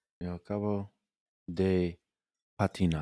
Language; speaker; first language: Spanish; non-native, learner; English